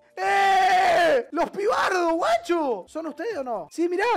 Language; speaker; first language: Spanish; native; Spanish